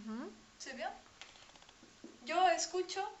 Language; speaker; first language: Spanish; non-native, fluent; French